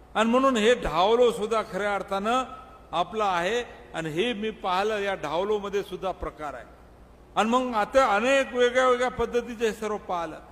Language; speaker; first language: Marathi; non-native, local second language; Lambadi